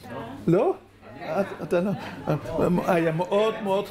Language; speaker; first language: Hebrew; non-native, fluent; Dutch